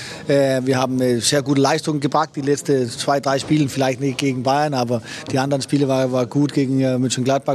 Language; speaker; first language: German; non-native, learner; Danish